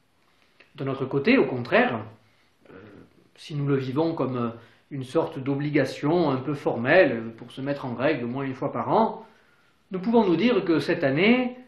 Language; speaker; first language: French; native; French